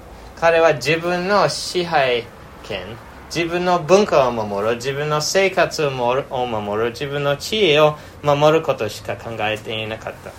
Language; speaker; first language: Japanese; non-native, fluent; English